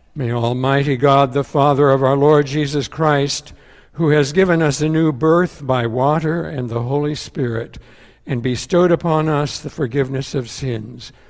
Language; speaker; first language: English; native; English